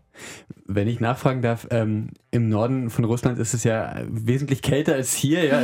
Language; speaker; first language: German; native; German